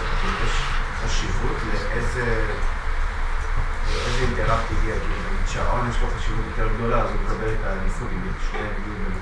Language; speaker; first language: Hebrew; native; Hebrew